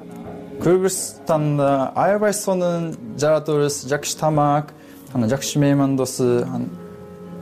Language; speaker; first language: Kyrgyz; non-native, learner; Japanese